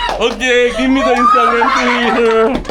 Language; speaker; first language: English; non-native, learner; Korean